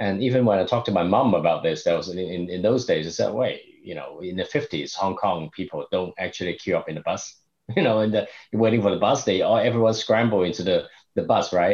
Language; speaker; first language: English; non-native, local second language; Cantonese